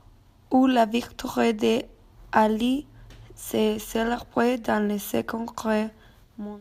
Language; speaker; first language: French; non-native, learner; Spanish